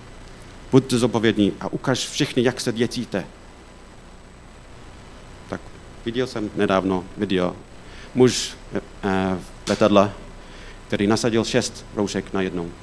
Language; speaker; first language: Czech; non-native, fluent; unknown